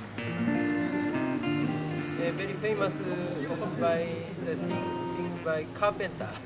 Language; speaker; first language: English; non-native, learner; Japanese